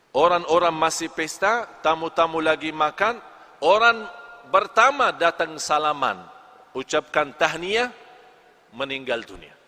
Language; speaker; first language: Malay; non-native, fluent; Arabic